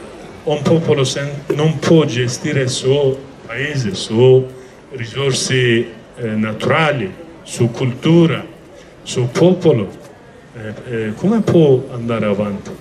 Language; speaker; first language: Italian; non-native, learner; Kurdish